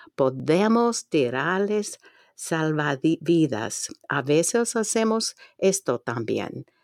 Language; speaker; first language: Spanish; non-native, fluent; English